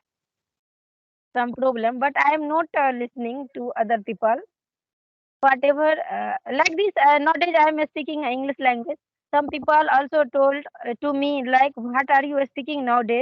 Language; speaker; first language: English; non-native, learner; Hindi